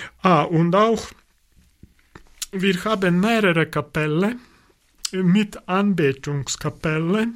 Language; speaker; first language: German; non-native, learner; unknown